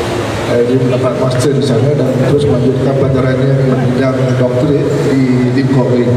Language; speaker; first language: Malay; native; Malay